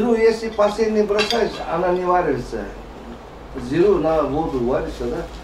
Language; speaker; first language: Russian; non-native, local second language; Uzbek